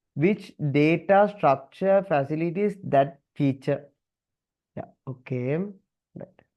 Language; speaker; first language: English; non-native, local second language; Tamil